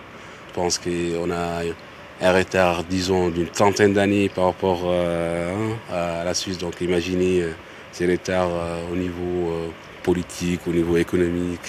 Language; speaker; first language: French; non-native, local second language; Arabic